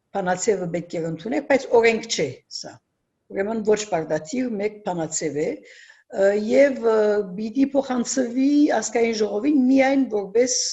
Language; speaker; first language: Armenian; early bilingual, heritage; Armenian